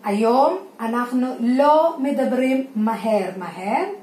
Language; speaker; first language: Hebrew; non-native, fluent; Malayalam